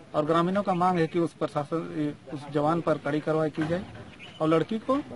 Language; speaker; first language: Hindi; native; Hindi